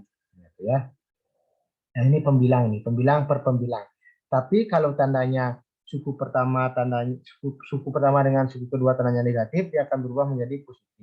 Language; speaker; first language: Indonesian; native; Indonesian